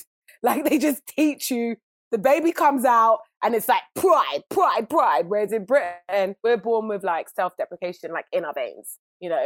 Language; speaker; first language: English; native; English